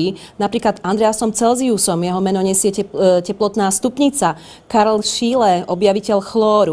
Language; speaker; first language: Slovak; native; Slovak